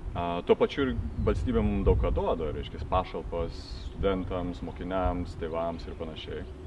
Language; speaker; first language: Lithuanian; early bilingual, heritage; Lithuanian